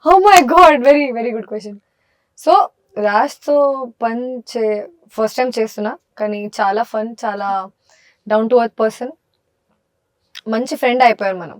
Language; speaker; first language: Telugu; non-native, fluent; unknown